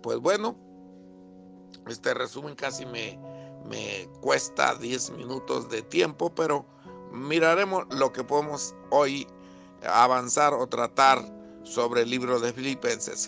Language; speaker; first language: Spanish; native; Spanish